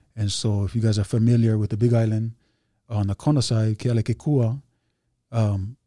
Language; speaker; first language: English; early bilingual, other home language; Hindi